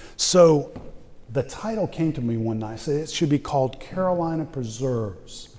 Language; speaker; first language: English; native; English